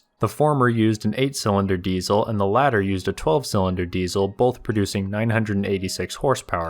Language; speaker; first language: English; native; English